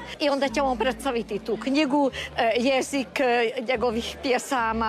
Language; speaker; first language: Croatian; early bilingual, heritage; Croatian